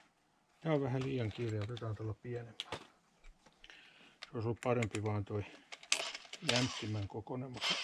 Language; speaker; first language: Finnish; native; Finnish